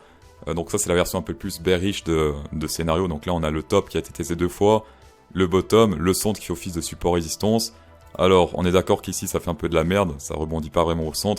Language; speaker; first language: French; native; French